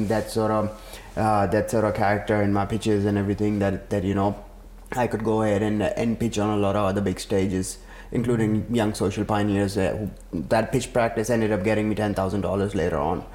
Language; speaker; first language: English; non-native, local second language; Urdu